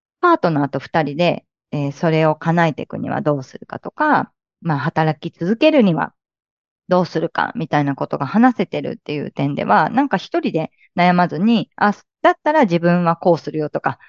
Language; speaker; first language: Japanese; native; Japanese